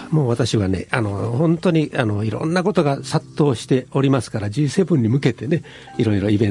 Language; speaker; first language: Japanese; native; Japanese